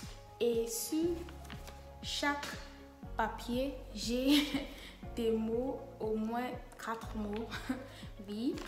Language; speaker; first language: French; non-native, fluent; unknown